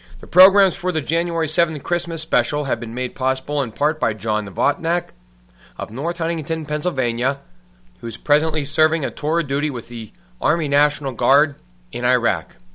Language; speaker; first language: English; early bilingual, other home language; Ukrainian